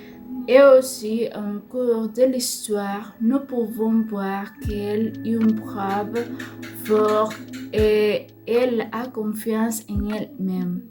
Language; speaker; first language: French; non-native, learner; Spanish